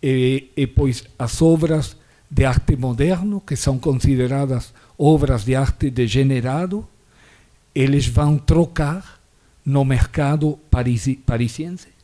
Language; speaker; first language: Portuguese; non-native, fluent; Spanish